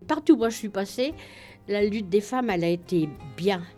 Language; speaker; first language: French; native; French